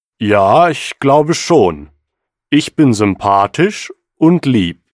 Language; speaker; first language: German; non-native, fluent; Russian